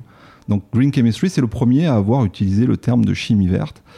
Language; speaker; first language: French; native; French